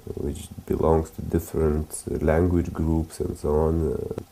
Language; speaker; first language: English; non-native, fluent; Lithuanian